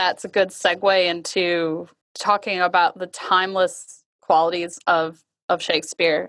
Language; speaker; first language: English; native; English